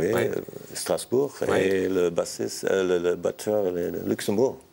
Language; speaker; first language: French; non-native, learner; English